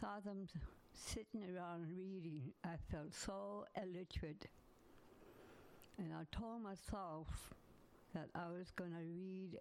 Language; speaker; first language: English; non-native, fluent; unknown